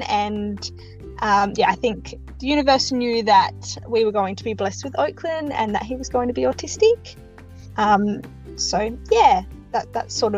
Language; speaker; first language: English; native; English